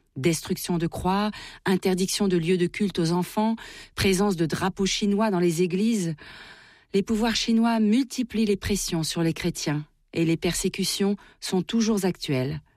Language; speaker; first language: French; native; French